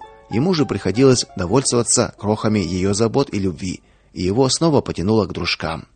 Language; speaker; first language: Russian; native; Russian